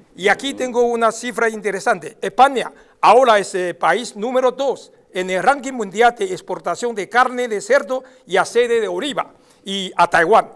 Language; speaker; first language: Spanish; non-native, fluent; Chinese